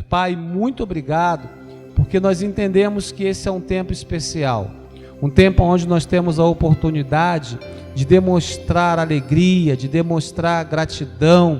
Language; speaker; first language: Portuguese; native; Portuguese